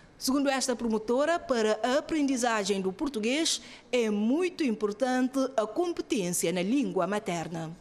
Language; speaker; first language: Portuguese; non-native, local second language; Kabuverdianu